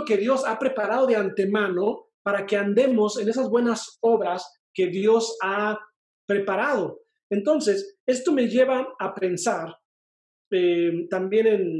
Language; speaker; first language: Spanish; native; Spanish